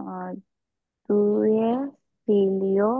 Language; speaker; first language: Italian; non-native, learner; Bangla